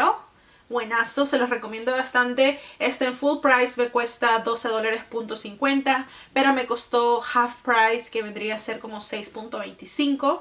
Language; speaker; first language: Spanish; native; Spanish